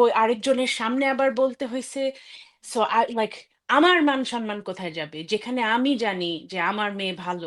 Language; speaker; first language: Bangla; early bilingual, other home language; English